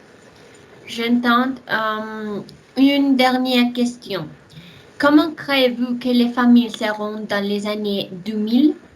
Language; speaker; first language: French; non-native, learner; Spanish